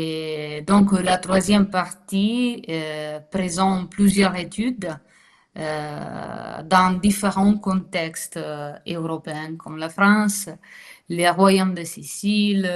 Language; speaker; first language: French; non-native, fluent; Italian